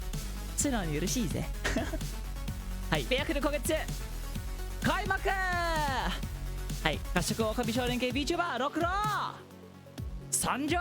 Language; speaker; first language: Japanese; non-native, fluent; English